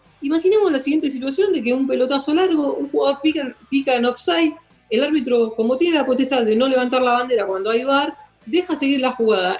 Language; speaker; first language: Spanish; native; Spanish